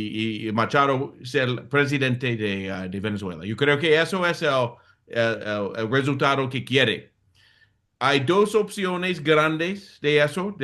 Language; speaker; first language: Spanish; non-native, fluent; English